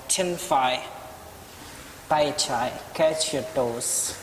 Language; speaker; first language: Vietnamese; non-native, learner; Hindi